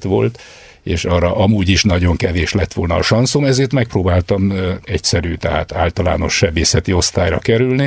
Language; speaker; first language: Hungarian; native; Hungarian